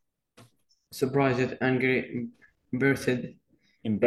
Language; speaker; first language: English; non-native, learner; Arabic